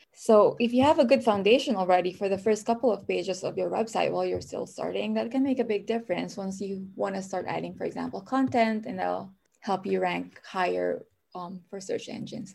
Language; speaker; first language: English; non-native, local second language; Filipino